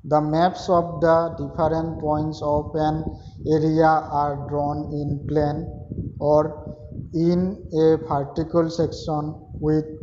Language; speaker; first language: English; non-native, local second language; Assamese